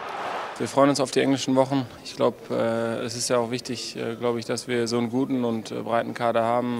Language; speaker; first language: German; native; German